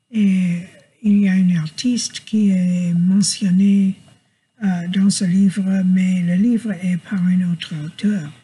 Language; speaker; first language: French; non-native, learner; English